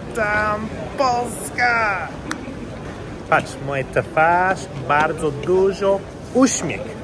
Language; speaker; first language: Polish; non-native, learner; English